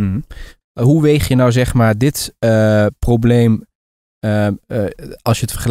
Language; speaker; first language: Dutch; native; Dutch